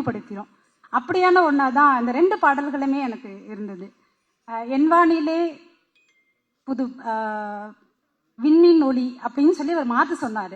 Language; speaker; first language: Tamil; native; Tamil